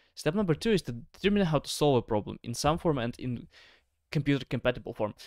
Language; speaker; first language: English; non-native, fluent; Ukrainian